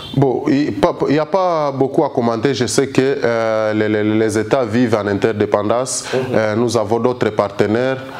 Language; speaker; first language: French; non-native, local second language; Swahili